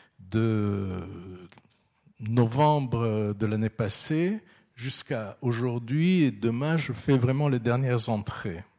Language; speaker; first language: French; early bilingual, other home language; Turkish